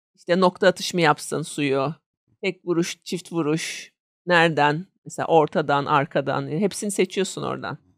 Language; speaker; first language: Turkish; native; Turkish